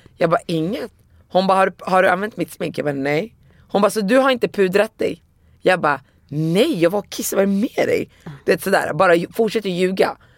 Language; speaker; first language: Swedish; early bilingual, other home language; Arabic